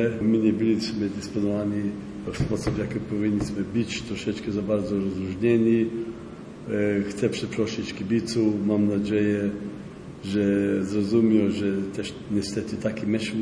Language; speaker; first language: Polish; non-native, fluent; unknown